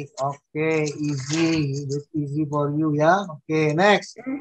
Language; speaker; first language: English; non-native, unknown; Indonesian